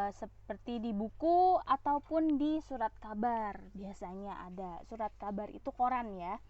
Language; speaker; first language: Indonesian; native; Indonesian